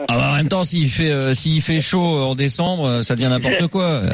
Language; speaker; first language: French; native; French